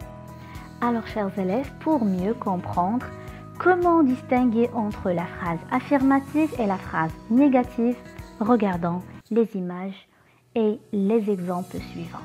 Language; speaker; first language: French; non-native, local second language; Arabic